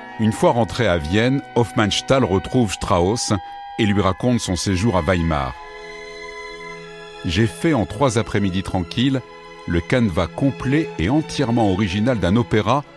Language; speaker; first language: French; native; French